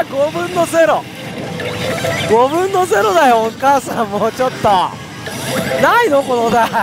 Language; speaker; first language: Japanese; native; Japanese